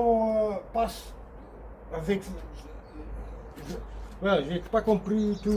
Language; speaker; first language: French; non-native, learner; Dutch